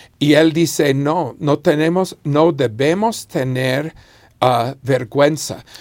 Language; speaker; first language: Spanish; non-native, fluent; English